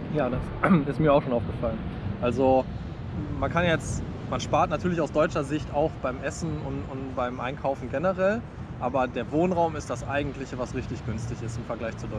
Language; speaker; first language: German; native; German